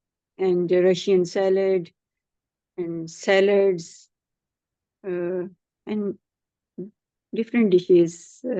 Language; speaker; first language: English; non-native, learner; Urdu